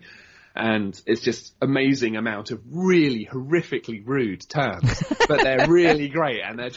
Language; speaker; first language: English; native; English